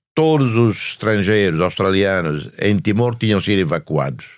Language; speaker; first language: Portuguese; non-native, fluent; Tetum